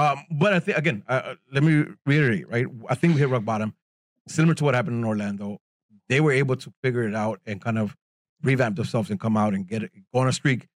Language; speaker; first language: English; early bilingual, other home language; Spanish